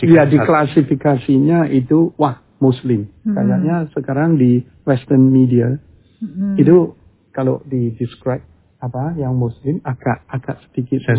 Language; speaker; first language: Indonesian; early bilingual, heritage; Chinese